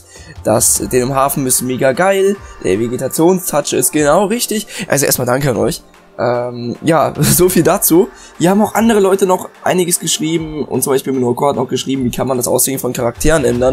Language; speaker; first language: German; native; German